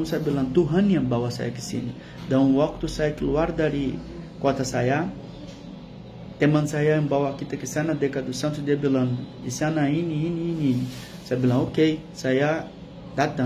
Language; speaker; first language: Indonesian; non-native, fluent; Portuguese